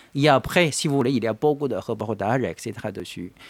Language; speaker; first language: French; non-native, fluent; Chinese